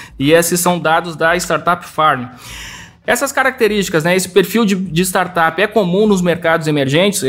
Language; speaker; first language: Portuguese; native; Portuguese